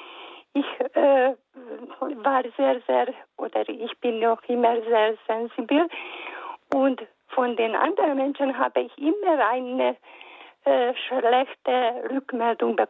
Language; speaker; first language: German; non-native, fluent; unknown